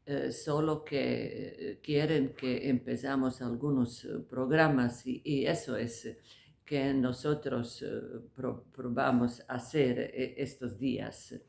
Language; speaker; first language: Spanish; non-native, fluent; Croatian